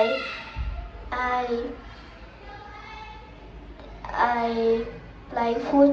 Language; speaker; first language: English; non-native, learner; Vietnamese